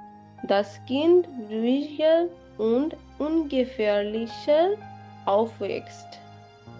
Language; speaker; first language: German; non-native, learner; Bangla